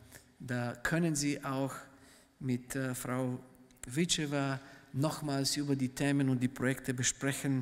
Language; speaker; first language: German; non-native, fluent; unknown